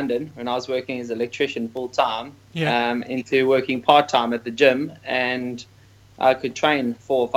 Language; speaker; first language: English; native; English